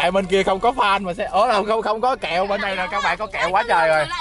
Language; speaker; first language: Vietnamese; native; Vietnamese